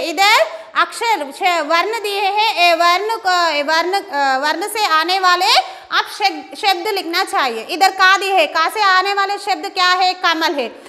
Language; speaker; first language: Hindi; non-native, local second language; Telugu